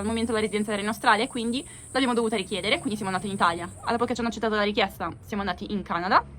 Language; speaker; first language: Italian; native; Italian